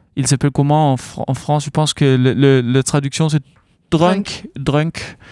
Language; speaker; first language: French; non-native, fluent; Danish